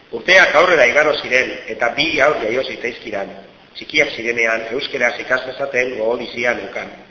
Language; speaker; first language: Basque; non-native, fluent; Finnish